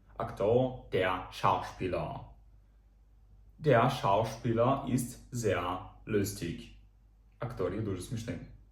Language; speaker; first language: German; non-native, fluent; Ukrainian